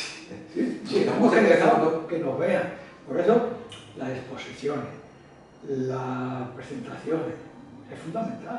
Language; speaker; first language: Spanish; native; Spanish